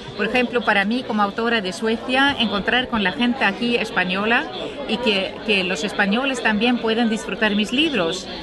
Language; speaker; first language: Spanish; non-native, fluent; Swedish